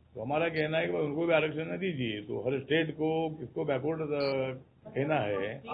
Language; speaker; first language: Hindi; non-native, local second language; Marathi